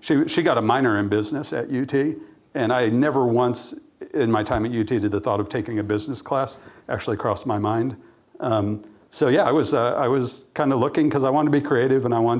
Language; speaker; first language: English; native; English